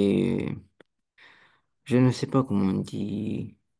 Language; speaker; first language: French; non-native, learner; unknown